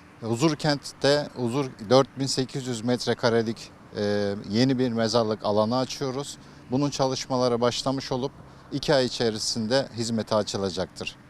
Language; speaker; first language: Turkish; native; Turkish